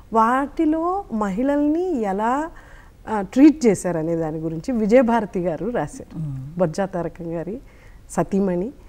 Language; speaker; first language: Telugu; native; Telugu